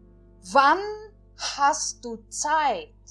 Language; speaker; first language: German; non-native, fluent; Portuguese